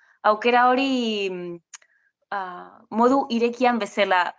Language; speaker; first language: Basque; non-native, local second language; Spanish